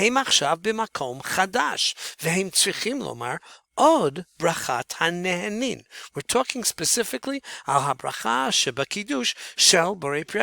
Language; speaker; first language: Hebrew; non-native, fluent; English